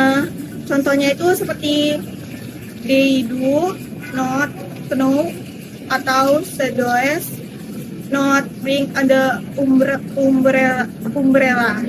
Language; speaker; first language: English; non-native, learner; Indonesian